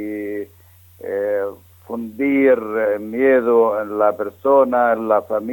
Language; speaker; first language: Spanish; non-native, fluent; Arabic